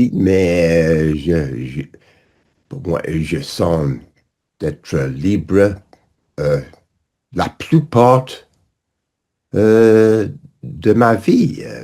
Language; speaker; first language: French; non-native, learner; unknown